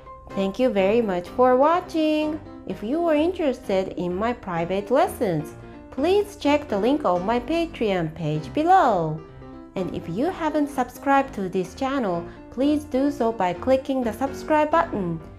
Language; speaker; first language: English; non-native, fluent; Japanese